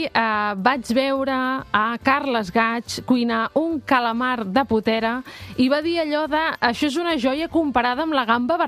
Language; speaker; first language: Catalan; native; Catalan